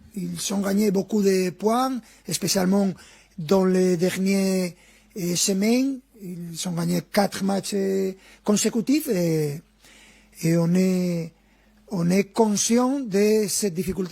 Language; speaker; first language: French; non-native, fluent; Spanish